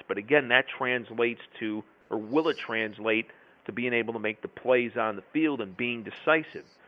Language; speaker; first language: English; native; English